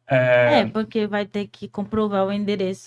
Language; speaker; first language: Portuguese; non-native, fluent; Haitian Creole